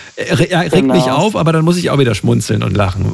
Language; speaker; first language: German; native; German